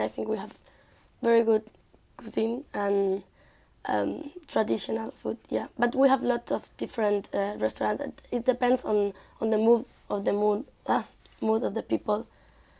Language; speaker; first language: English; non-native, learner; Spanish